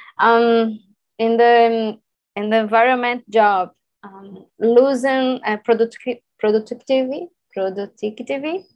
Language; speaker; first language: English; non-native, learner; Portuguese